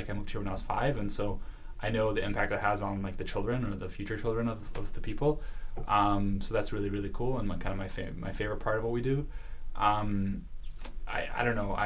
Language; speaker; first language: English; early bilingual, other home language; Russian